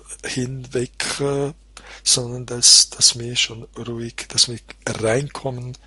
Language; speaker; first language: German; non-native, fluent; Croatian